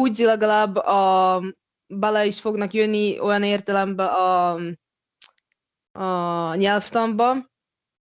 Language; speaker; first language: Hungarian; non-native, local second language; Russian